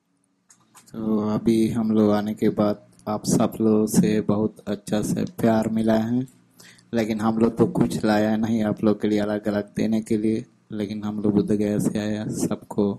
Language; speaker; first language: Hindi; non-native, fluent; Sinhala